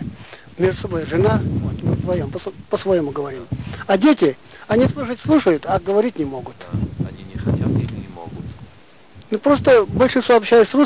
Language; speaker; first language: Russian; non-native, local second language; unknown